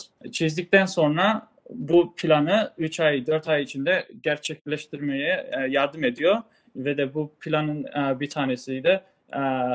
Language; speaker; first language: Turkish; early bilingual, other home language; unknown